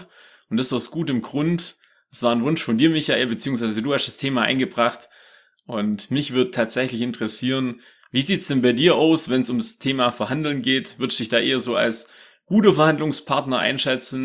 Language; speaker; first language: German; native; German